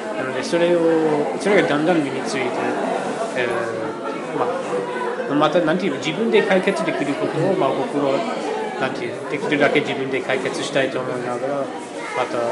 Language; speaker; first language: Japanese; non-native, fluent; English